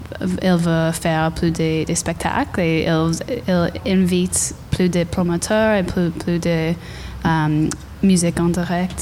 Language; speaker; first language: French; non-native, learner; English